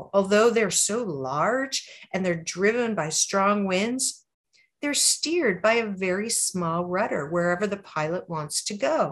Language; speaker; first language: English; native; English